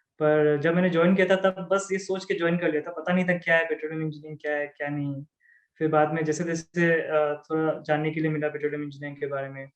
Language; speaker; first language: Hindi; non-native, local second language; Assamese